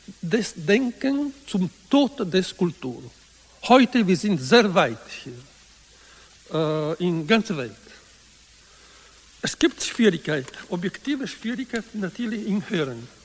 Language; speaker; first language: German; non-native, learner; Italian